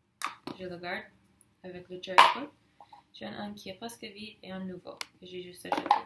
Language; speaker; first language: French; non-native, learner; English